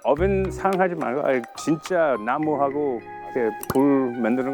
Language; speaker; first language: Korean; early bilingual, heritage; English